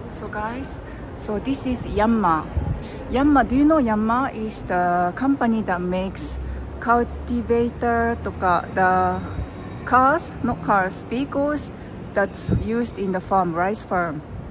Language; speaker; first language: English; non-native, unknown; Japanese